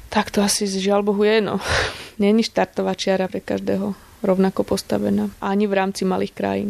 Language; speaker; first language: Slovak; native; Slovak